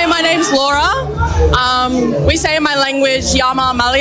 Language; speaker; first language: English; native; English